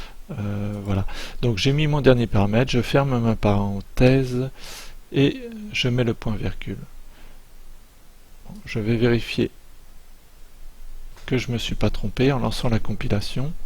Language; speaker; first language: French; native; French